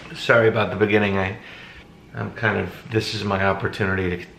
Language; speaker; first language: English; native; English